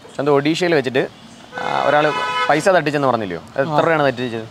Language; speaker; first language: Malayalam; native; Malayalam